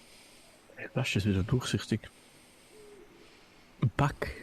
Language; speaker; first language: German; native; German